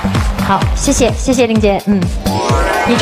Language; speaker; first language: Chinese; native; Chinese